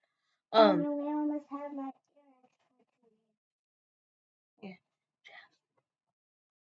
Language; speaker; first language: English; native; English